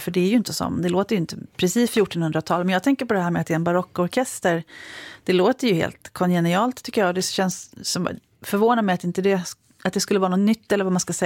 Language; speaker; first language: Swedish; native; Swedish